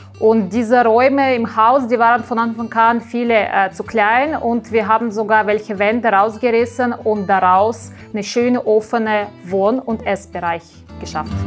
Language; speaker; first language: German; non-native, fluent; Russian